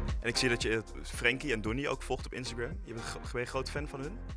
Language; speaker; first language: Dutch; native; Dutch